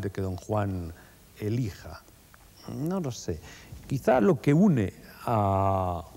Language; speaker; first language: Spanish; native; Spanish